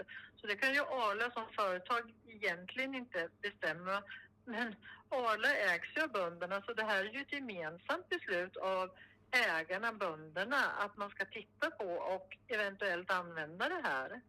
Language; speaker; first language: Swedish; native; Swedish